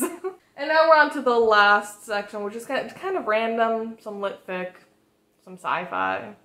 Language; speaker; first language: English; native; English